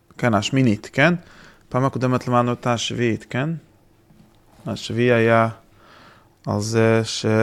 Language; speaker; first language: Hebrew; non-native, fluent; English